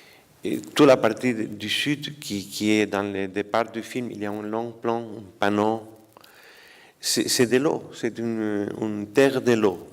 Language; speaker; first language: French; non-native, fluent; Spanish